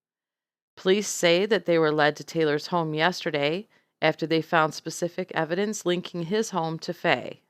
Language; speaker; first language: English; native; English